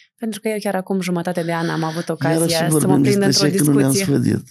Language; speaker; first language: Romanian; native; Romanian